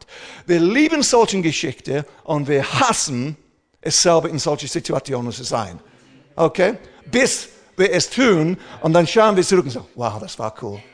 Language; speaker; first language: German; non-native, fluent; English